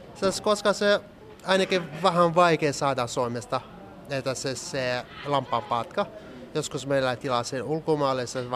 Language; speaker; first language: Finnish; non-native, learner; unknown